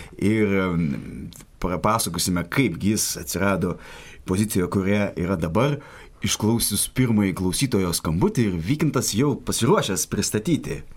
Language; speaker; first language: Lithuanian; native; Lithuanian